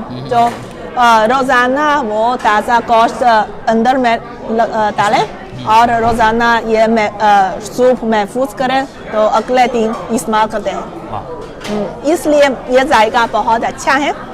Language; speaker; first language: Hindi; non-native, learner; Chinese